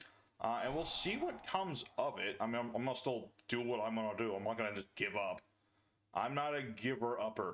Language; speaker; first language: English; native; English